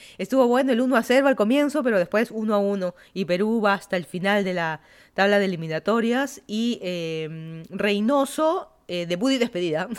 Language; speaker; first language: Spanish; native; Spanish